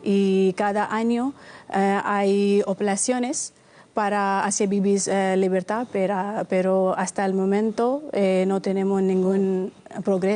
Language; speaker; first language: Spanish; non-native, fluent; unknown